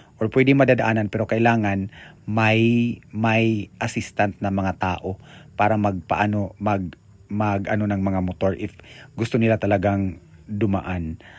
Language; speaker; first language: Filipino; non-native, local second language; Cebuano